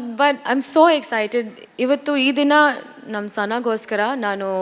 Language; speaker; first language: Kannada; non-native, learner; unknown